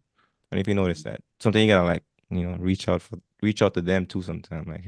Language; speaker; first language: English; non-native, fluent; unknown